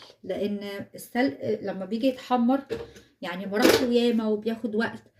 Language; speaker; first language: Arabic; native; Arabic